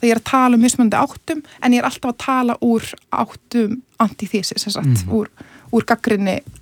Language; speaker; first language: Icelandic; non-native, fluent; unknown